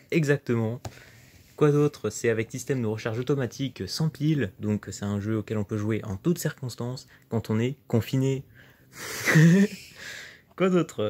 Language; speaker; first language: French; native; French